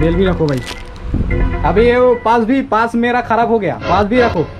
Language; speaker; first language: Hindi; non-native, local second language; Assamese